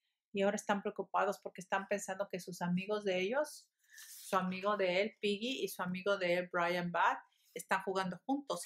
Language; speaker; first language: Spanish; early bilingual, heritage; Spanish